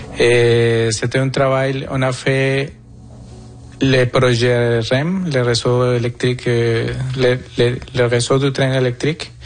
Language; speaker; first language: French; non-native, fluent; Spanish